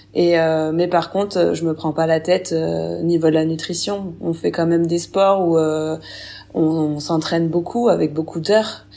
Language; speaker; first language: French; native; French